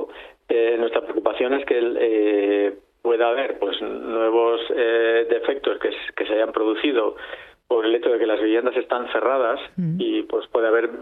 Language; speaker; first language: Spanish; native; Spanish